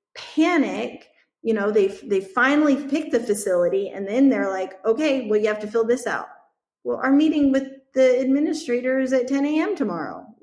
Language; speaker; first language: English; native; English